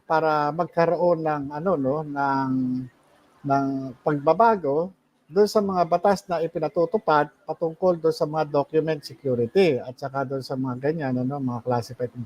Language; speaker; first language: Filipino; native; Filipino